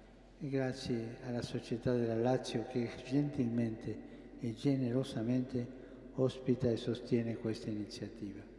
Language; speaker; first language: Italian; non-native, fluent; Spanish